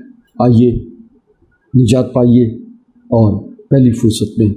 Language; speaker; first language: Urdu; native; Urdu